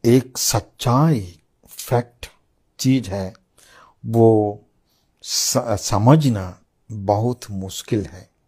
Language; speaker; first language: Hindi; non-native, fluent; Sinhala